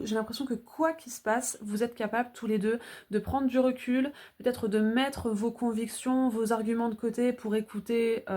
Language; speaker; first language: French; native; French